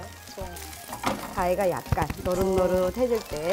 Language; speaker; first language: Korean; native; Korean